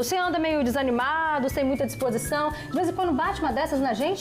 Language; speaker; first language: Portuguese; native; Portuguese